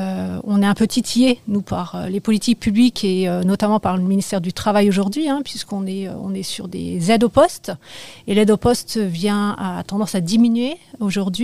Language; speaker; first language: French; native; French